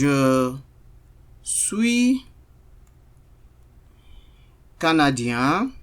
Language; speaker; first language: French; non-native, fluent; Igbo